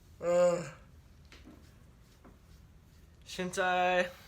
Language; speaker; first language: Chinese; non-native, learner; Korean